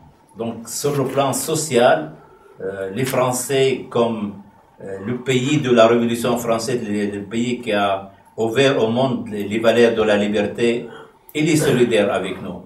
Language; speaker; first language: French; non-native, fluent; Arabic